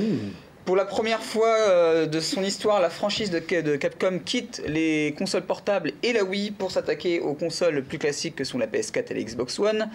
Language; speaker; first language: French; native; French